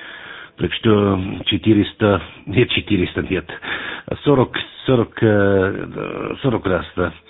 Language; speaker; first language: Russian; non-native, learner; German